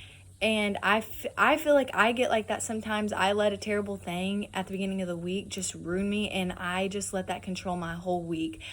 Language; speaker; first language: English; native; English